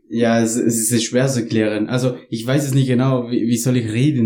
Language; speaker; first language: German; non-native, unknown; Spanish